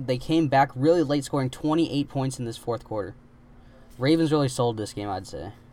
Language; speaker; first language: English; native; English